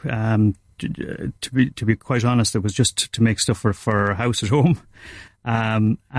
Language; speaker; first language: English; native; English